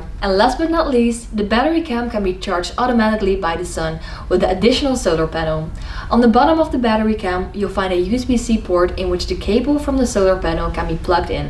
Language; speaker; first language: English; non-native, fluent; Dutch